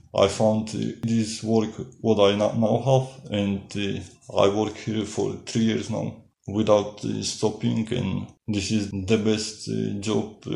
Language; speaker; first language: English; non-native, learner; Polish